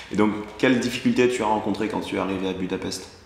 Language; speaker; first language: French; native; French